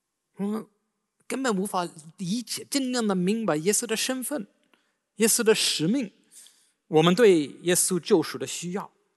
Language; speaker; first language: Chinese; native; Chinese